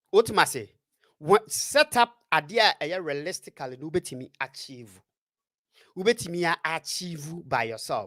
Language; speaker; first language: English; non-native, local second language; Akan